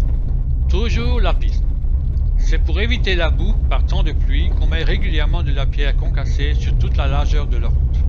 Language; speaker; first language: French; native; French